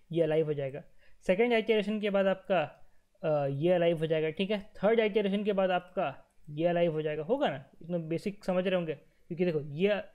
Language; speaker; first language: Hindi; native; Hindi